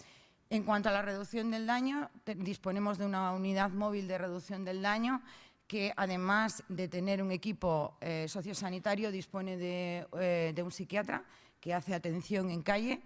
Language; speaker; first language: Spanish; native; Spanish